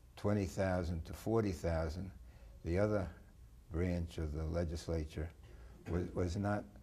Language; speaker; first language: English; native; English